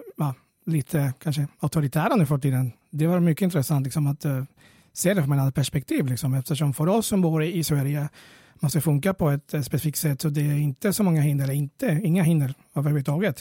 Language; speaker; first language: Swedish; early bilingual, other home language; Spanish